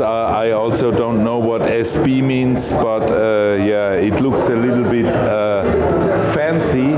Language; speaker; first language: English; non-native, fluent; German